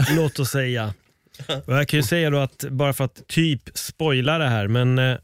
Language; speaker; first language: Swedish; native; Swedish